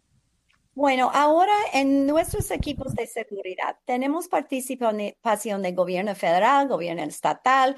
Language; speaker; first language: Spanish; non-native, fluent; English